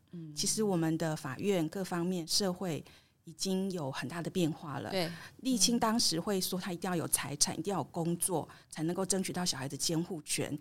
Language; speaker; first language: Chinese; native; Chinese